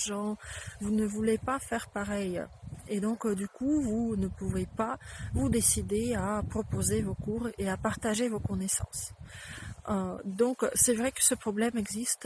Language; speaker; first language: French; non-native, fluent; Russian